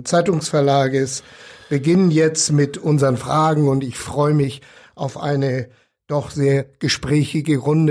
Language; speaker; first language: German; native; German